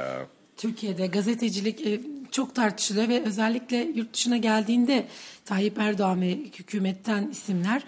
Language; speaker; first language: Turkish; native; Turkish